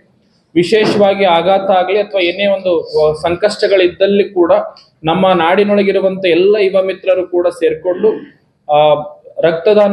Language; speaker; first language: Kannada; native; Kannada